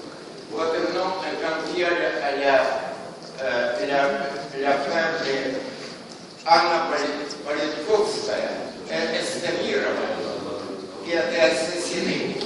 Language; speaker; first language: French; non-native, fluent; Russian